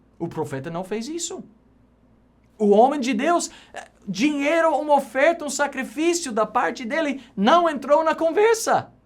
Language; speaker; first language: Portuguese; non-native, fluent; English